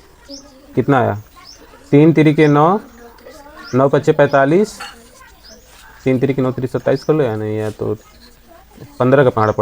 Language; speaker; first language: Hindi; native; Hindi